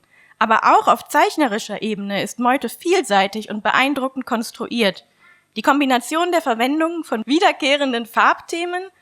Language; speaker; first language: German; native; German